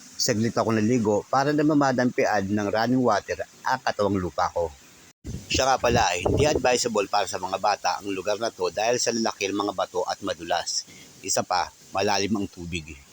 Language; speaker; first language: Filipino; native; Filipino